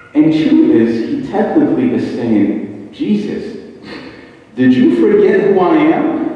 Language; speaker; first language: English; native; English